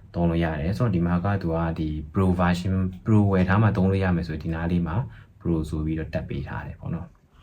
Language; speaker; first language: Burmese; native; Burmese